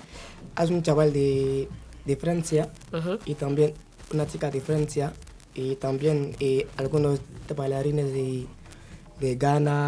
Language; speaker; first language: Spanish; non-native, fluent; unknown